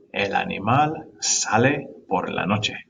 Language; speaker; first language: Spanish; non-native, fluent; English